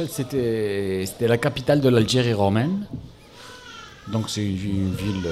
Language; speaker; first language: French; non-native, local second language; Arabic